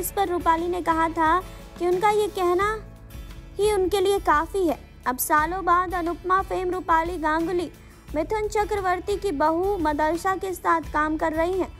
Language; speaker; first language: Hindi; native; Hindi